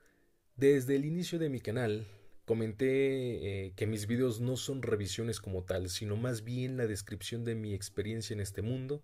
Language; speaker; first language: Spanish; native; Spanish